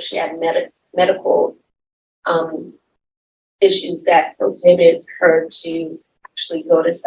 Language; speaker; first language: English; native; English